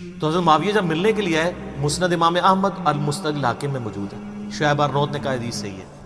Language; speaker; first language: Urdu; non-native, local second language; Punjabi